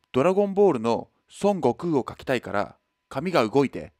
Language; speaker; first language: Japanese; native; Japanese